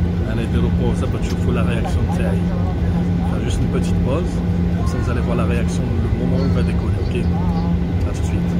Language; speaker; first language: French; non-native, local second language; Arabic